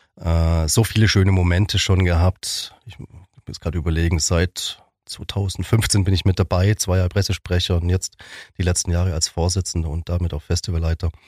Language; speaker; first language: German; native; German